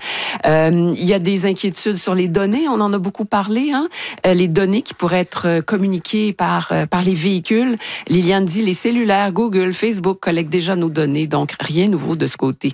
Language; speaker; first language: French; native; French